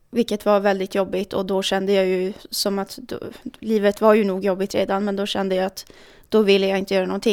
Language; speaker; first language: Swedish; native; Swedish